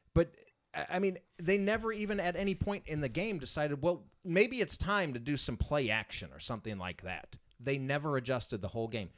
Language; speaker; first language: English; native; English